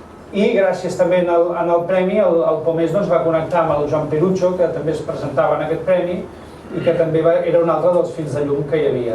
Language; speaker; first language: Catalan; native; Catalan